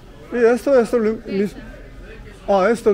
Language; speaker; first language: Spanish; non-native, learner; Korean